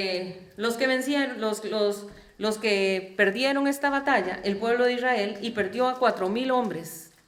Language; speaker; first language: Spanish; native; Spanish